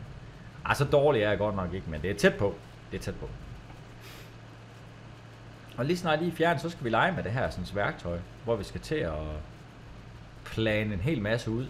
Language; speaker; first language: Danish; native; Danish